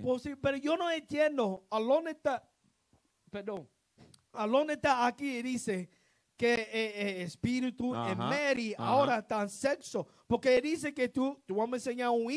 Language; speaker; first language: Spanish; non-native, learner; English